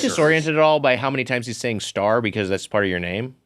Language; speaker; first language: English; native; English